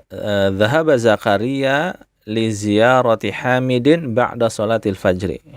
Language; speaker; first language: Arabic; non-native, fluent; Indonesian